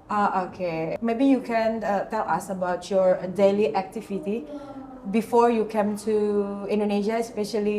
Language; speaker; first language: English; non-native, learner; Indonesian